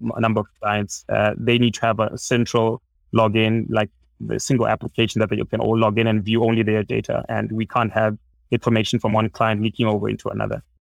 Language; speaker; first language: English; non-native, local second language; Shona